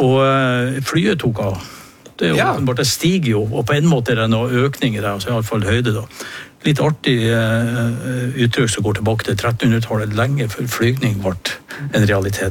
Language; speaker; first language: Norwegian; native; Norwegian